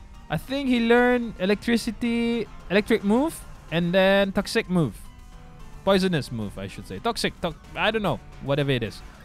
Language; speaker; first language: English; non-native, local second language; Malay